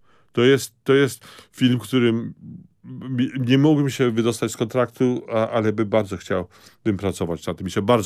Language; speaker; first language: Polish; early bilingual, heritage; Polish